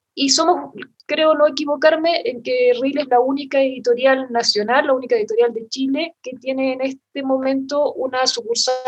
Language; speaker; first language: Spanish; native; Spanish